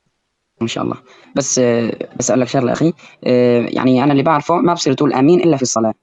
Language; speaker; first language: Arabic; native; Arabic